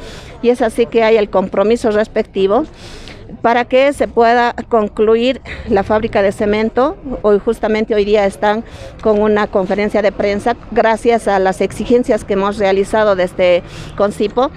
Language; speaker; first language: Spanish; native; Spanish